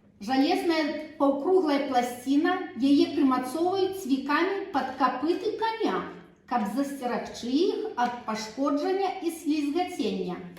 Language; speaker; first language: Belarusian; non-native, local second language; Russian